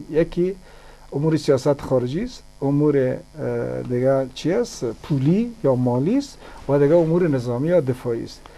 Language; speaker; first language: Persian; native; Persian